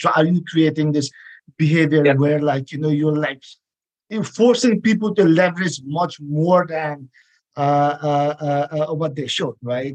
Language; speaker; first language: English; non-native, local second language; Nepali